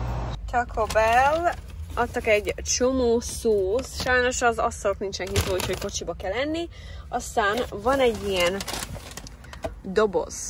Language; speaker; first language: Hungarian; non-native, fluent; English